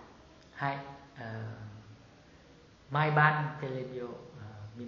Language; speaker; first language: Japanese; non-native, learner; Vietnamese